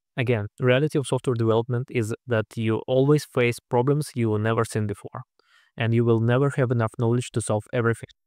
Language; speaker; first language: English; non-native, fluent; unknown